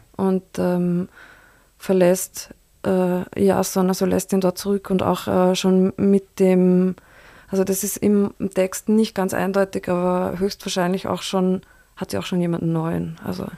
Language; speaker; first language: German; native; German